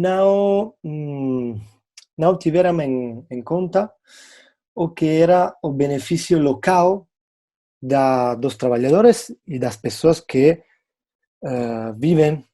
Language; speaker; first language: Portuguese; non-native, fluent; Italian